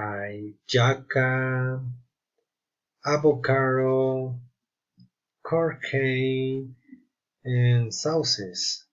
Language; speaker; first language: English; non-native, learner; Spanish